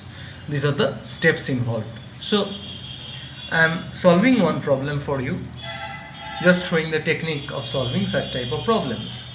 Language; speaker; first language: English; non-native, local second language; Bangla